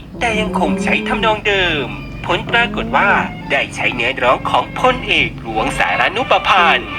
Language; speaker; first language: Thai; native; Thai